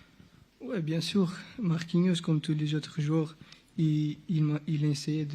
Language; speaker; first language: French; non-native, local second language; Portuguese